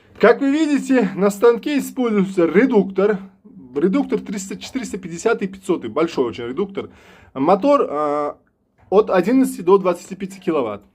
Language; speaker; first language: Russian; non-native, local second language; Uzbek